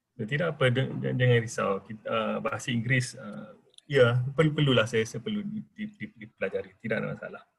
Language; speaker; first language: Malay; native; Malay